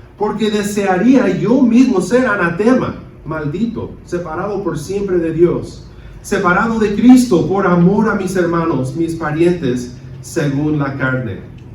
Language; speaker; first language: Spanish; early bilingual, other home language; English